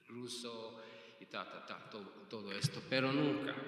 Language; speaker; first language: Spanish; non-native, fluent; Hungarian